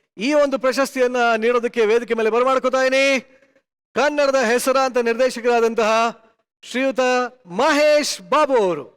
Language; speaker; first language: Kannada; native; Kannada